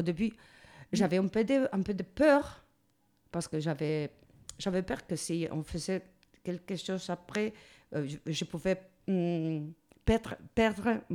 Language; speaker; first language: French; non-native, learner; Spanish